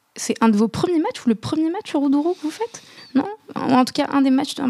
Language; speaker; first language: French; non-native, local second language; Arabic